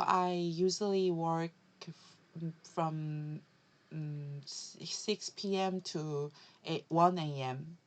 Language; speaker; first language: English; non-native, learner; Korean